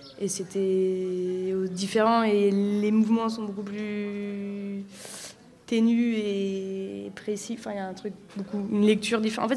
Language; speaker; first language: French; native; French